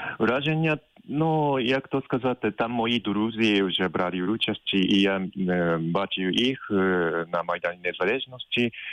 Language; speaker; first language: Ukrainian; non-native, fluent; Japanese